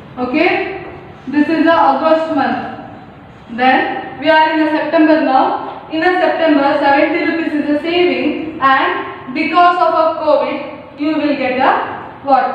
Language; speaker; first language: English; non-native, local second language; Kannada